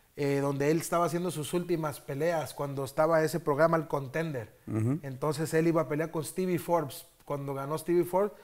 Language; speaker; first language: Spanish; early bilingual, heritage; Spanish